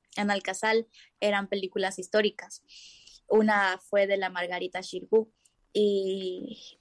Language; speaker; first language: Catalan; non-native, learner; Spanish